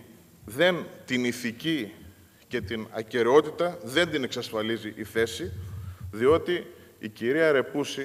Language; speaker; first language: Greek; native; Greek